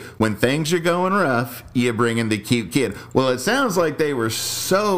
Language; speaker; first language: English; native; English